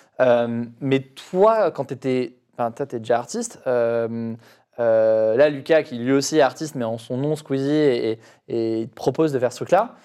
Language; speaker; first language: French; native; French